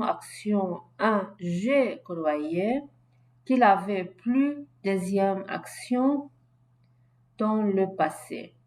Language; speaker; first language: French; non-native, fluent; Arabic